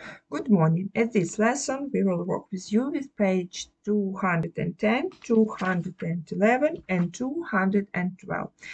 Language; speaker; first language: English; non-native, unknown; Ukrainian